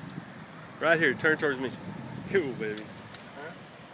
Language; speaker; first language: English; native; English